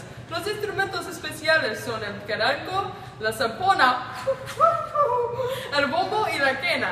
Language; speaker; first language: Spanish; non-native, learner; English